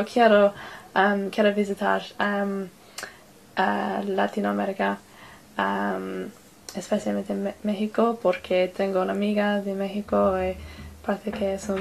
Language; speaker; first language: Spanish; non-native, learner; English